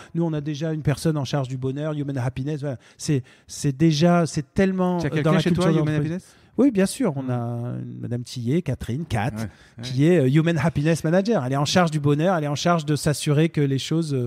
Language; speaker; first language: French; native; French